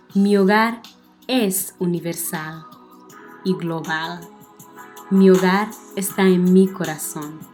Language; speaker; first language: Spanish; non-native, fluent; Portuguese